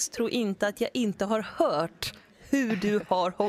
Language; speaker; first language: Swedish; native; Swedish